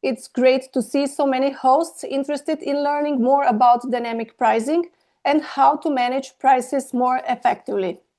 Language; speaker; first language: English; non-native, fluent; Slovenian